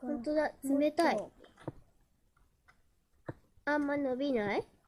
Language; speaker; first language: Japanese; native; Japanese